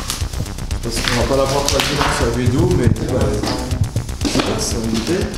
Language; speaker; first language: French; native; French